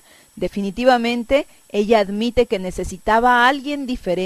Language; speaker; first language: Spanish; native; Spanish